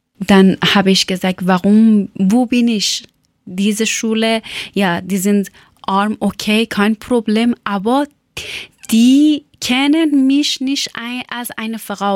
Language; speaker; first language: German; non-native, learner; Persian